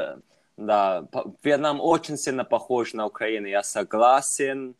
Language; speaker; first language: Russian; non-native, fluent; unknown